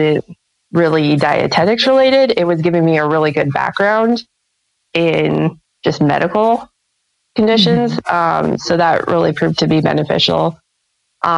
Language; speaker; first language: English; native; English